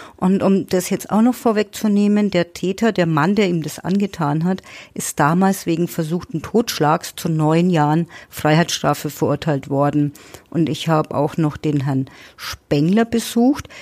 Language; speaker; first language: German; native; German